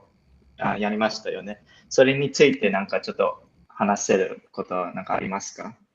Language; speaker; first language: Japanese; non-native, fluent; English